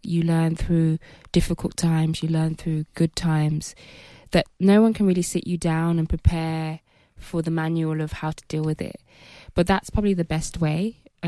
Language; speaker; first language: English; native; English